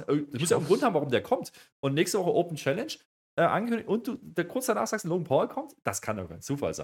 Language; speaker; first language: German; native; German